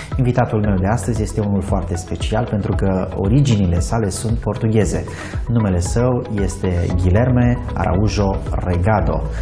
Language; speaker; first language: Romanian; native; Romanian